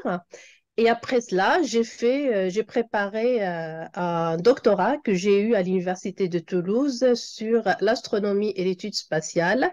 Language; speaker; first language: French; non-native, local second language; Arabic